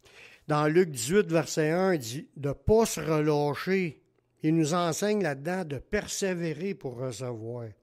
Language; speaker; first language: French; native; French